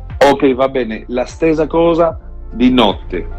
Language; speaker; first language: Italian; non-native, learner; Spanish